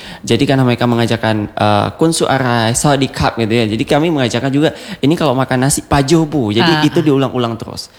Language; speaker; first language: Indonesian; non-native, local second language; Achinese